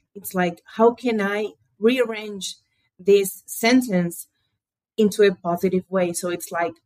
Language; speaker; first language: English; early bilingual, other home language; Portuguese